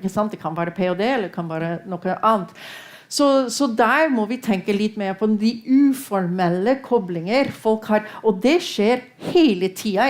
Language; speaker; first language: Norwegian; non-native, fluent; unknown